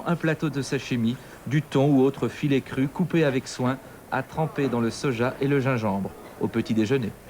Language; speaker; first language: French; native; French